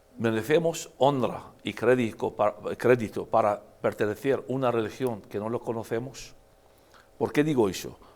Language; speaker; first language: Spanish; non-native, fluent; Arabic